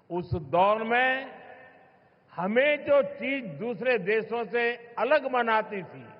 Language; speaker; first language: Hindi; non-native, local second language; Gujarati